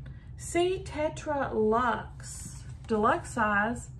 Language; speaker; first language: English; native; English